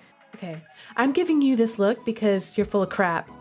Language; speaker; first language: English; native; English